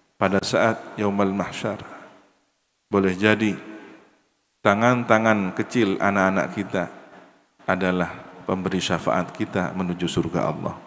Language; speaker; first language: Malay; non-native, local second language; Madurese